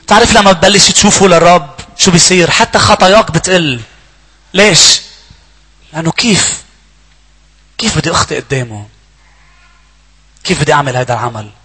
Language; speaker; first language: Arabic; native; Arabic